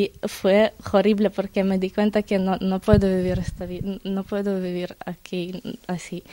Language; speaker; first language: Spanish; non-native, learner; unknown